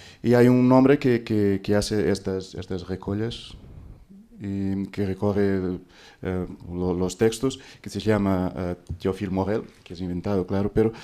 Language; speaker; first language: Spanish; non-native, fluent; Portuguese